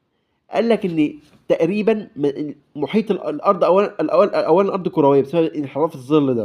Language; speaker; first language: Arabic; native; Arabic